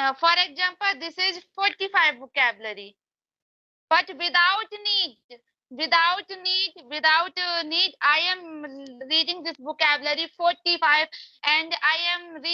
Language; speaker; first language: English; non-native, learner; Hindi